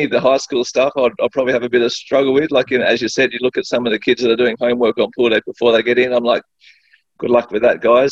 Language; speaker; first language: English; native; English